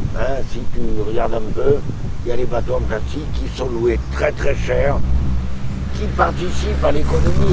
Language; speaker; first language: French; native; French